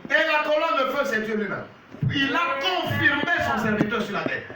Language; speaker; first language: French; non-native, local second language; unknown